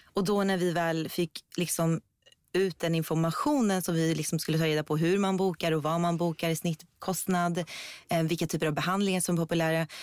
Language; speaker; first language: Swedish; early bilingual, other home language; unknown